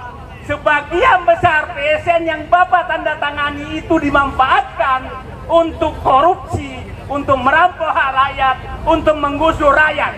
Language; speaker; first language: Indonesian; native; Indonesian